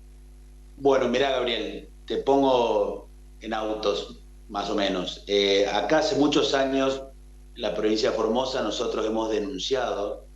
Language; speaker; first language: Spanish; native; Spanish